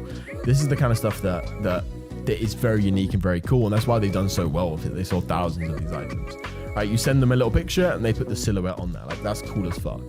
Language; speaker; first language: English; native; English